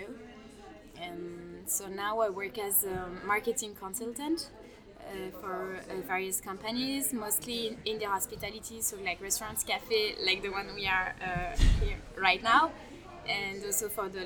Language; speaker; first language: English; non-native, fluent; French